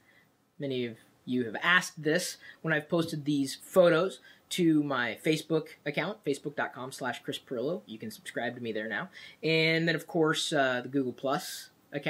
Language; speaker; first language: English; native; English